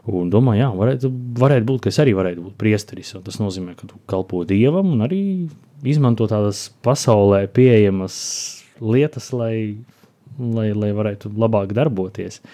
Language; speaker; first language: Latvian; native; Latvian